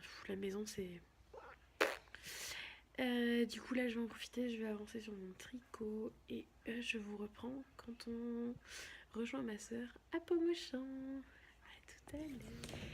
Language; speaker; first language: French; native; French